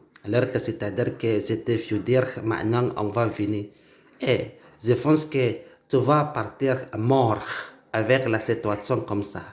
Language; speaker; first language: French; non-native, learner; Indonesian